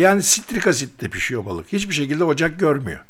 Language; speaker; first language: Turkish; native; Turkish